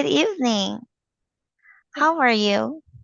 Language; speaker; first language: English; non-native, fluent; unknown